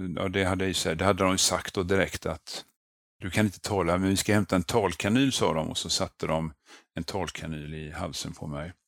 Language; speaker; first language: Swedish; native; Swedish